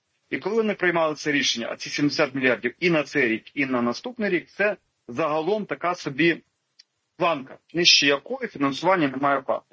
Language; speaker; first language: Ukrainian; native; Ukrainian